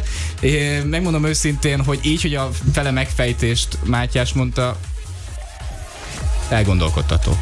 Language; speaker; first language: Hungarian; native; Hungarian